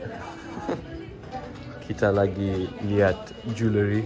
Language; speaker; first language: Indonesian; early bilingual, heritage; English